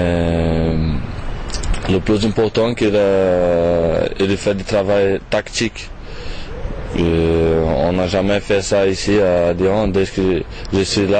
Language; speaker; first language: French; non-native, fluent; Portuguese